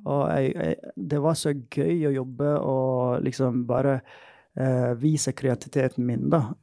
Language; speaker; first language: Norwegian; non-native, fluent; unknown